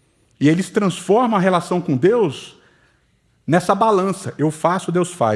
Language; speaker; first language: Portuguese; native; Portuguese